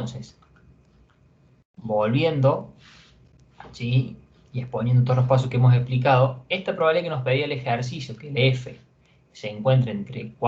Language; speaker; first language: Spanish; native; Spanish